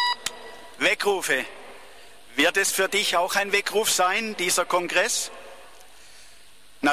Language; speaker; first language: German; native; German